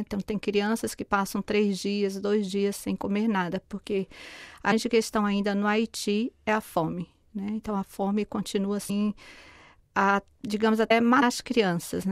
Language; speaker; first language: Portuguese; native; Portuguese